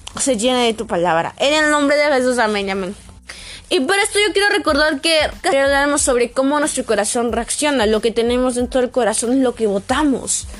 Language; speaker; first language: Spanish; native; Spanish